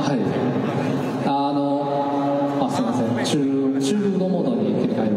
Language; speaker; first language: Japanese; non-native, fluent; Chinese